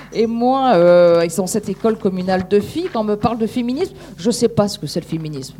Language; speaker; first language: French; native; French